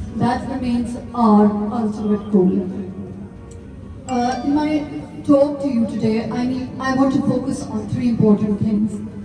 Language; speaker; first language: English; non-native, local second language; Urdu